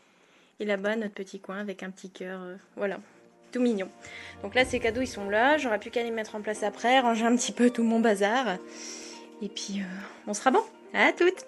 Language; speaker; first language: French; native; French